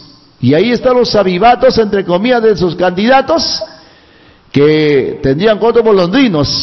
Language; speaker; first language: Spanish; native; Spanish